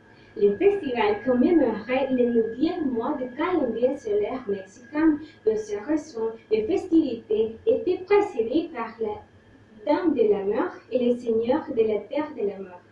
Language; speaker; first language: French; non-native, learner; Spanish